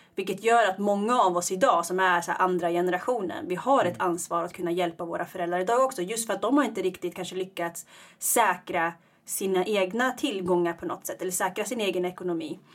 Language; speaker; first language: Swedish; early bilingual, other home language; Tigrinya